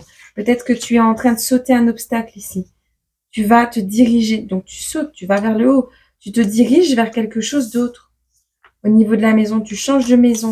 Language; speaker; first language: French; native; French